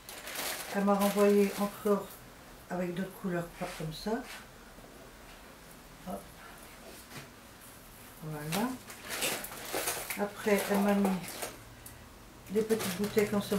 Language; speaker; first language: French; native; French